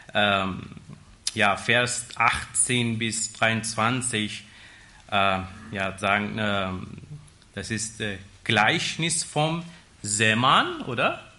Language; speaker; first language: German; non-native, learner; Persian